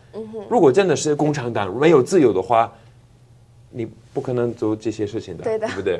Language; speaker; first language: Chinese; non-native, fluent; English